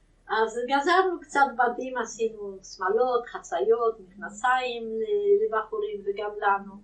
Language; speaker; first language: Hebrew; non-native, fluent; Yiddish